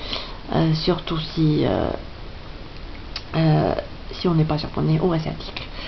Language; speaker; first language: French; non-native, fluent; English